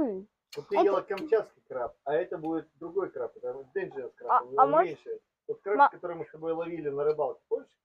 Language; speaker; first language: Russian; native; Russian